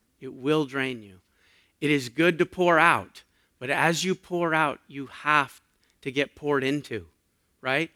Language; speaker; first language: English; native; English